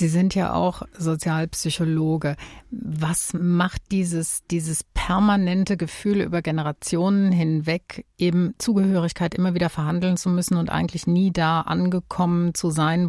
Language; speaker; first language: German; native; German